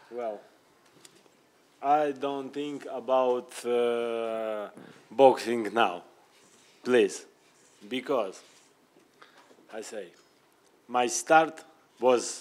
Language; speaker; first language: English; non-native, learner; Russian